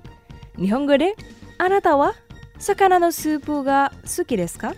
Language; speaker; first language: Japanese; non-native, fluent; Indonesian